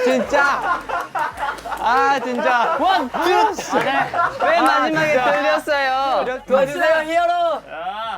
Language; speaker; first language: Korean; non-native, fluent; Japanese